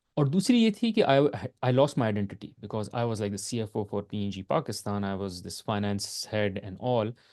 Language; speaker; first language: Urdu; native; Urdu